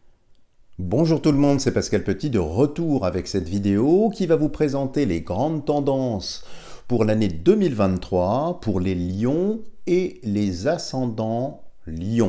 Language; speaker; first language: French; native; French